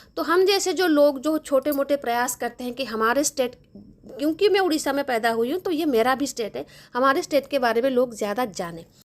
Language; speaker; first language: Hindi; non-native, local second language; Bangla